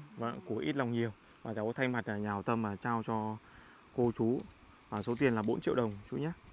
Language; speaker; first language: Vietnamese; non-native, local second language; Hmong